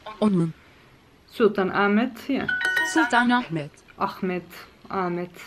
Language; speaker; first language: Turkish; non-native, learner; Dutch